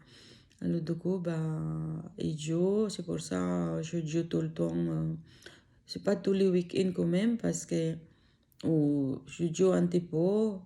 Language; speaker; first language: French; non-native, learner; Filipino